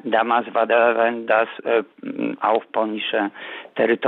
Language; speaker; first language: German; non-native, fluent; Polish